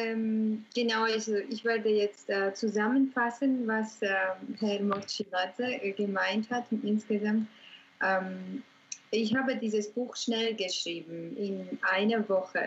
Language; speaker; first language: German; non-native, fluent; Georgian